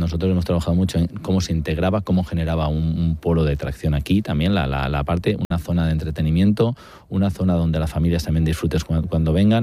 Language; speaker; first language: Spanish; native; Spanish